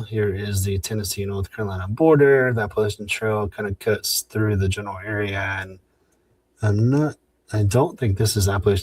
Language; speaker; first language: English; native; English